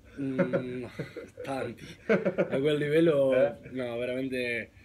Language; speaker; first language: Italian; non-native, learner; Spanish